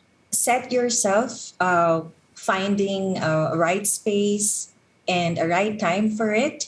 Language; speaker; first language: English; non-native, local second language; Filipino